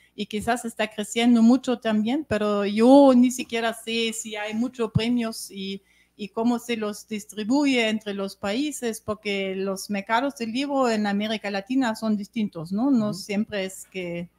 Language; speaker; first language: Spanish; non-native, fluent; German